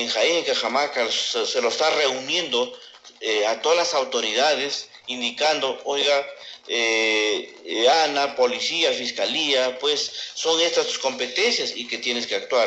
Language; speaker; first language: Spanish; native; Spanish